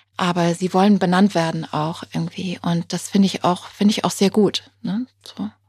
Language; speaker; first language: German; non-native, fluent; English